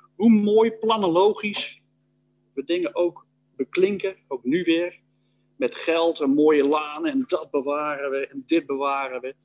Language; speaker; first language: Dutch; native; Dutch